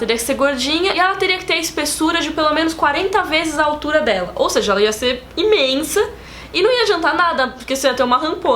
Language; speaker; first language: Portuguese; native; Portuguese